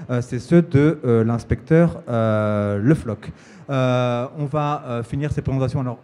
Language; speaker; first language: French; native; French